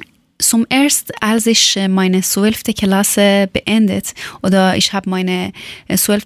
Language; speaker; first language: German; non-native, learner; Persian